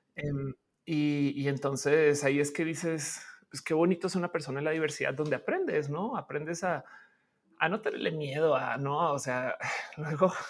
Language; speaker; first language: Spanish; native; Spanish